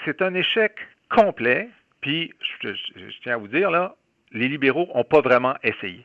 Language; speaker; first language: French; native; French